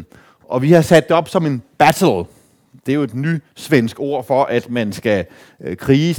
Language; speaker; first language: Danish; native; Danish